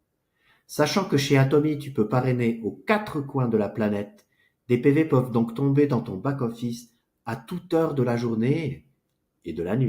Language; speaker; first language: French; native; French